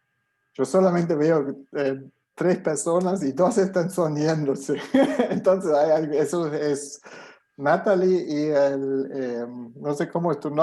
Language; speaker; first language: Spanish; non-native, fluent; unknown